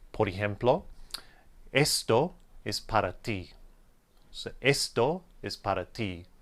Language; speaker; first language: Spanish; non-native, fluent; English